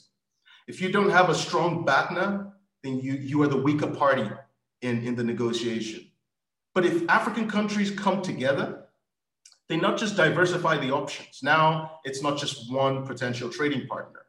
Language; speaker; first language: English; non-native, local second language; Yoruba